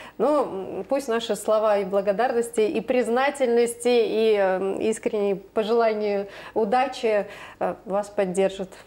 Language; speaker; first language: Russian; native; Russian